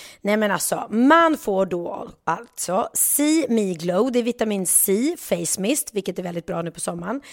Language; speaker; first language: Swedish; native; Swedish